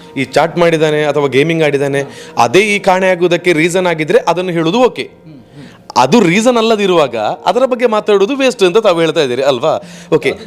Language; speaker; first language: Kannada; native; Kannada